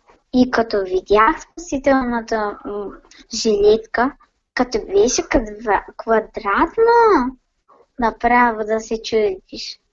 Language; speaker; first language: Bulgarian; native; Bulgarian